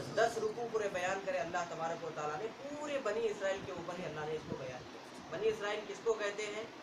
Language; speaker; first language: Urdu; native; Urdu